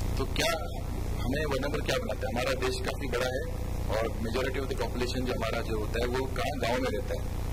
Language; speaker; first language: Hindi; non-native, local second language; Marathi